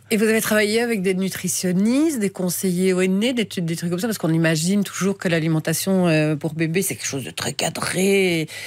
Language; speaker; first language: French; native; French